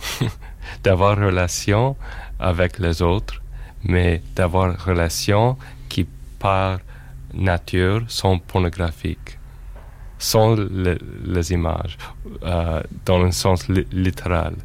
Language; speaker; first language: French; non-native, fluent; English